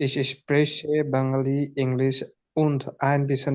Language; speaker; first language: German; non-native, learner; Bangla